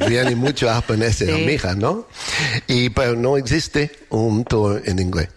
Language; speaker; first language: Spanish; non-native, fluent; English